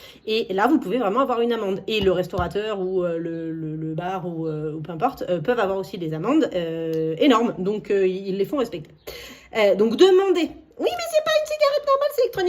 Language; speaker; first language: French; native; French